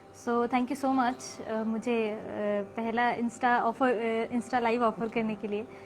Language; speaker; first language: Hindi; non-native, local second language; Magahi